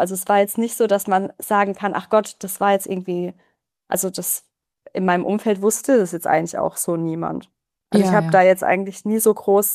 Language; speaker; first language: German; native; German